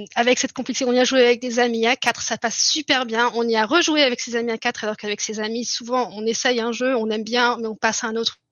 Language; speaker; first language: French; early bilingual, heritage; German